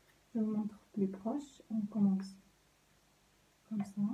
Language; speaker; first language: French; non-native, local second language; Arabic